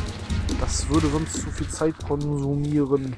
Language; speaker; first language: German; native; German